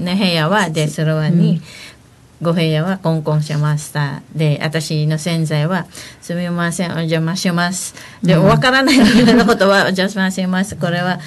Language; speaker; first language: Japanese; non-native, learner; Filipino